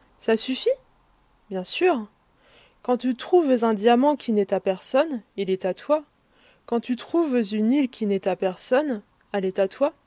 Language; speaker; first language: French; native; French